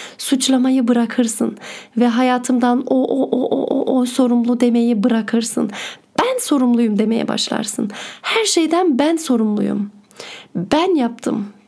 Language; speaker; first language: Turkish; early bilingual, heritage; Turkish